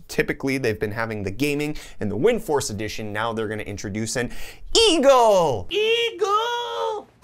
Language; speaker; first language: English; native; English